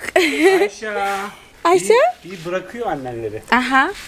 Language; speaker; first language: Turkish; native; Turkish